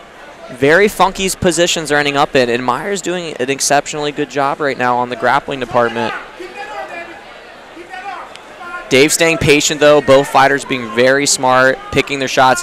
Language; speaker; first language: English; native; English